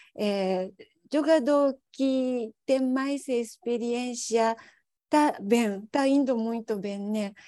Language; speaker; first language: Portuguese; non-native, learner; Japanese